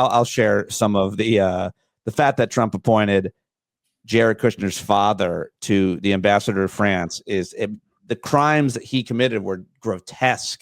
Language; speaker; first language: English; native; English